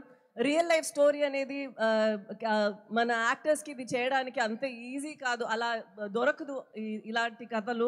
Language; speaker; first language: Telugu; non-native, local second language; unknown